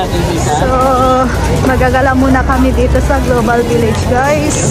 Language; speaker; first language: Filipino; native; Filipino